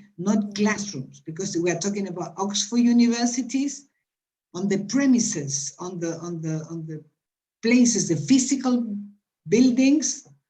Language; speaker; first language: English; non-native, fluent; Spanish